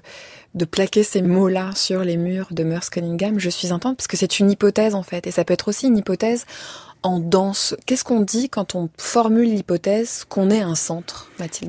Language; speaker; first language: French; native; French